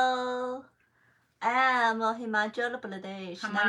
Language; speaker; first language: Hindi; non-native, fluent; Chinese